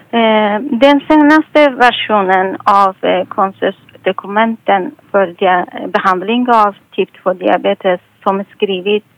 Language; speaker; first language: Swedish; non-native, fluent; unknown